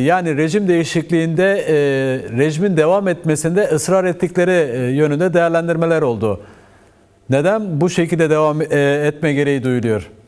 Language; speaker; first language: Turkish; native; Turkish